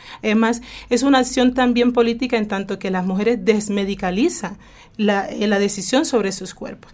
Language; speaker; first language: Spanish; native; Spanish